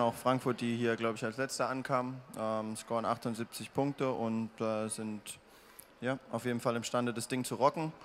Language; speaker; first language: German; native; German